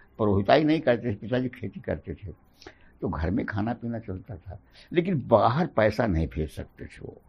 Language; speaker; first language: Hindi; native; Hindi